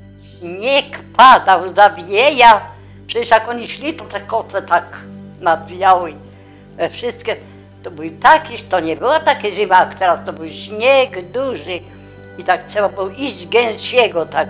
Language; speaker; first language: Polish; non-native, local second language; Kashubian